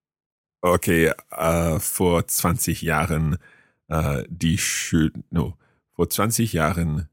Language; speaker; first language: German; non-native, learner; English